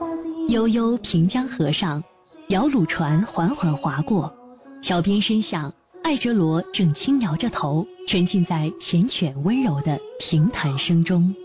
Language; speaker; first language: Chinese; native; Chinese